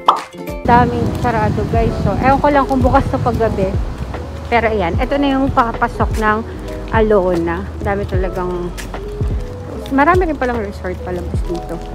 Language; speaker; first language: Filipino; native; Filipino